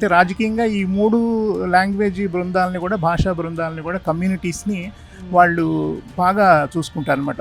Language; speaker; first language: Telugu; native; Telugu